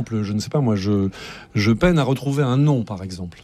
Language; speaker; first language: French; native; French